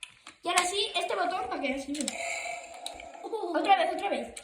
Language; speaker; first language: Spanish; native; Spanish